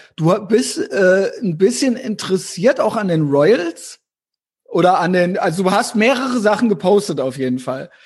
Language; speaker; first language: German; native; German